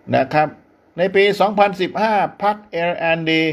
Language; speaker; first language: Thai; native; Thai